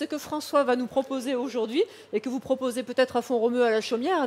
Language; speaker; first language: French; native; French